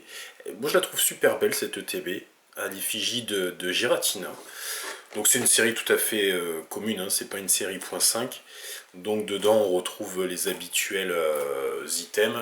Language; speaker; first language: French; native; French